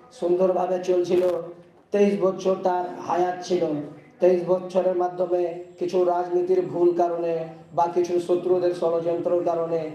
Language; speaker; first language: Bangla; non-native, local second language; Urdu